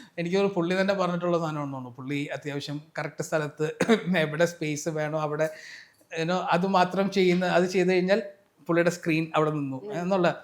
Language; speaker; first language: Malayalam; native; Malayalam